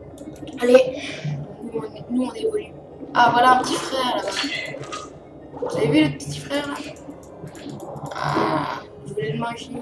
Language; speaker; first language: French; native; French